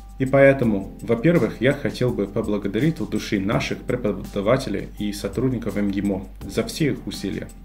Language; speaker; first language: Russian; non-native, fluent; English